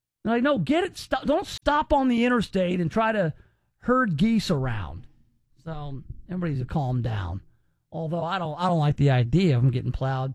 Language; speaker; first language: English; native; English